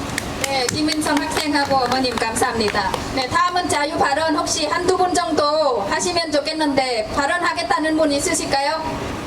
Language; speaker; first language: Korean; non-native, fluent; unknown